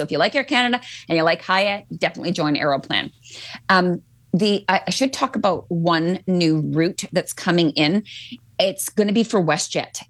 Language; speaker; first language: English; native; English